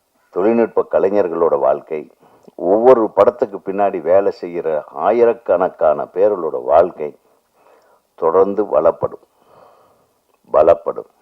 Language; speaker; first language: Tamil; native; Tamil